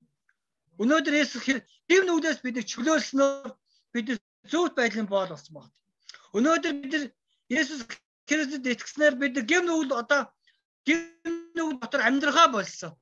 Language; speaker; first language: Mongolian; non-native, fluent; Korean